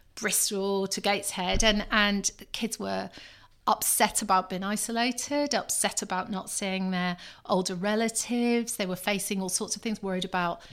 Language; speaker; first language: English; native; English